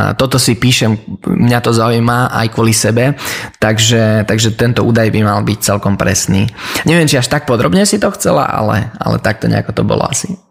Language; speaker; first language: Slovak; early bilingual, heritage; Slovak